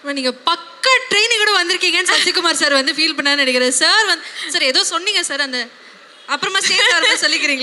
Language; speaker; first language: Tamil; native; Tamil